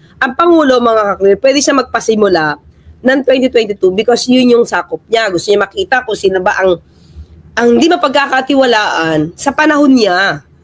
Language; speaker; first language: Filipino; native; Filipino